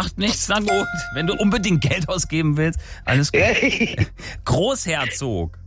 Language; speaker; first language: German; native; German